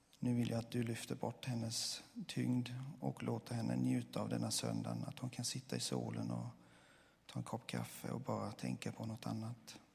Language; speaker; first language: Swedish; non-native, fluent; Swiss German